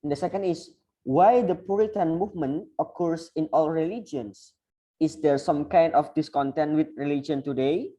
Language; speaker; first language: English; non-native, learner; Indonesian